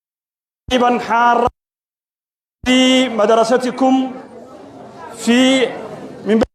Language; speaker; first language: Arabic; non-native, fluent; Oromo